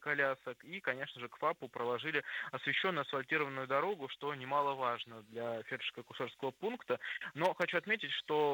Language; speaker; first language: Russian; native; Russian